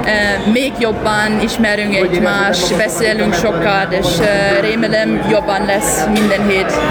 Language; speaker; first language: Hungarian; non-native, learner; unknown